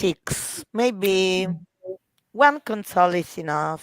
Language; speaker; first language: English; non-native, fluent; Italian